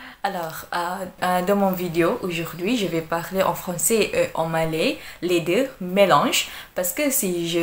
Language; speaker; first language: French; non-native, learner; Malay